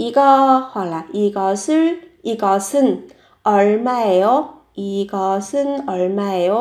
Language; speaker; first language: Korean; non-native, fluent; Vietnamese